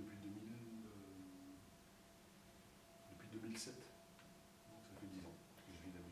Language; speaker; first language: French; native; French